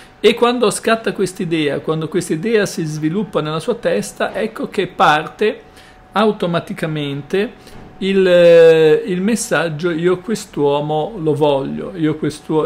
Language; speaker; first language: Italian; native; Italian